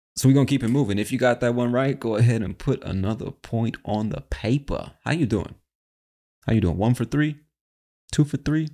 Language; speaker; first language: English; native; English